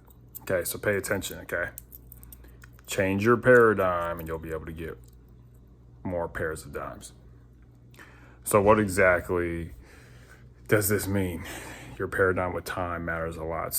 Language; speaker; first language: English; native; English